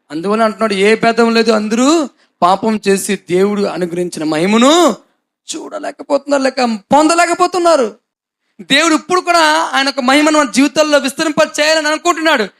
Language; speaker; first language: Telugu; non-native, local second language; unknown